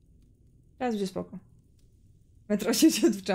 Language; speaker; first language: Polish; native; Polish